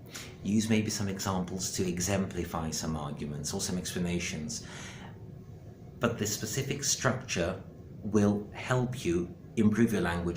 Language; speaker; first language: English; non-native, fluent; Greek